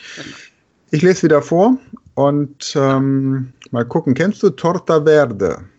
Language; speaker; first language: German; native; German